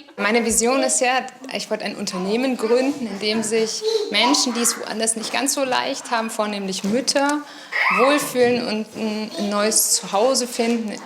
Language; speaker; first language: German; native; German